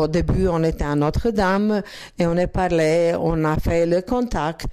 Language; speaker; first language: French; non-native, learner; Croatian